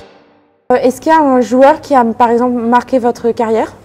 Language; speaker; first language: French; native; French